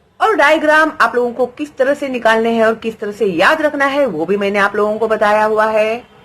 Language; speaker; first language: Hindi; non-native, local second language; Marathi